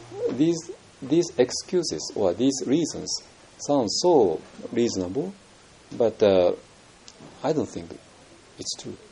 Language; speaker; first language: English; non-native, fluent; Japanese